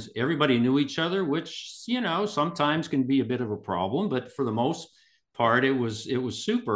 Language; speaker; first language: English; native; English